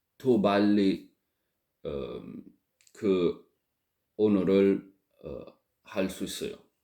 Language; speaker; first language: Korean; non-native, learner; French